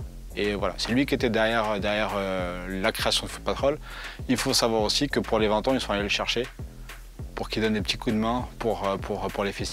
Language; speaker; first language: French; native; French